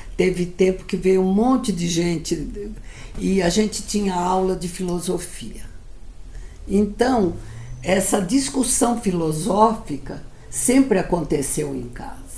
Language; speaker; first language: Portuguese; early bilingual, other home language; Yiddish